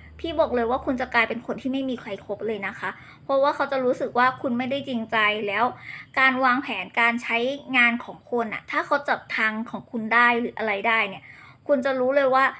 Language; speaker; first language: Thai; native; Thai